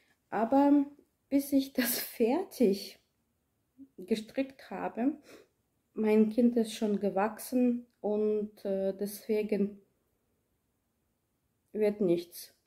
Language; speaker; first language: German; non-native, learner; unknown